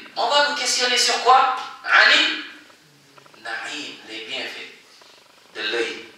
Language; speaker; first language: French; non-native, local second language; Wolof